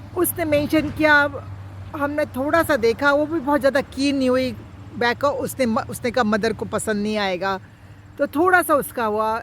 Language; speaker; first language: Hindi; native; Hindi